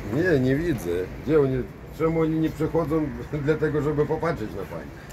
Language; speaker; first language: Polish; non-native, learner; Russian